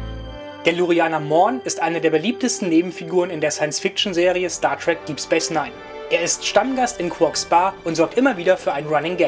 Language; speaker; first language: German; native; German